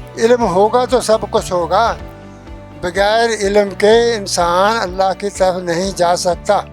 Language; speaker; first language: Urdu; non-native, local second language; Punjabi